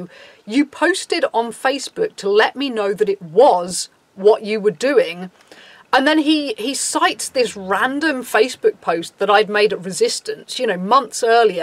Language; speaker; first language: English; native; English